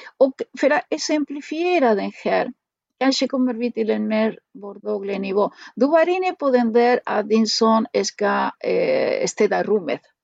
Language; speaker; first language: Swedish; non-native, fluent; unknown